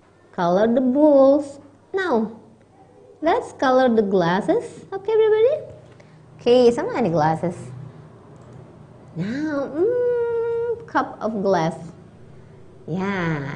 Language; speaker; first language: English; non-native, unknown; Indonesian